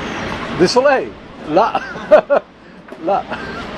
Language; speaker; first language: French; non-native, learner; Serbian